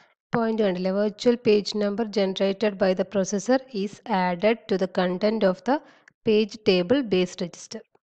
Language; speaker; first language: English; non-native, local second language; Malayalam